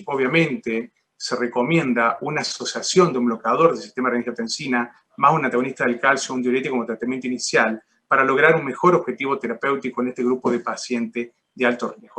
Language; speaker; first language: Spanish; native; Spanish